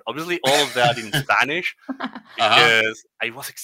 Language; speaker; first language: English; non-native, fluent; Spanish